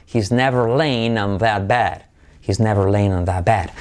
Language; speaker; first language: English; non-native, fluent; Spanish